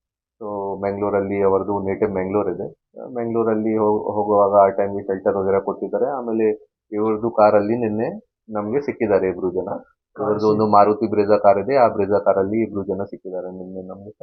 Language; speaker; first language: Kannada; non-native, fluent; Hindi